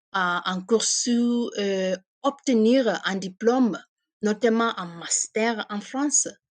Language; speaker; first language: French; non-native, fluent; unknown